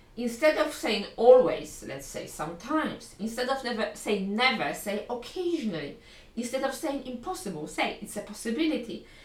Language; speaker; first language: English; non-native, fluent; Polish